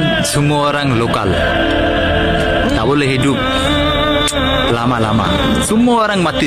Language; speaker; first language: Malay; non-native, learner; Bangla